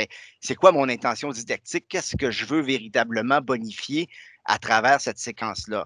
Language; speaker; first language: French; native; French